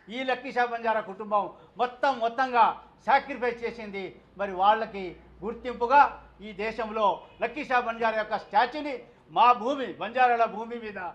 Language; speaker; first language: Telugu; non-native, local second language; Lambadi